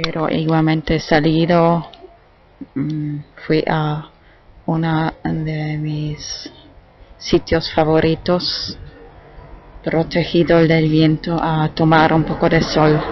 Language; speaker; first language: Spanish; non-native, fluent; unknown